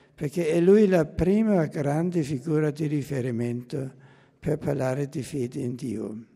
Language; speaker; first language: Italian; non-native, fluent; German